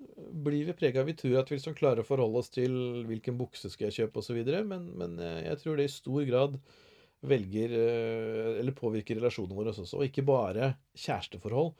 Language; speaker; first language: Norwegian; native; Norwegian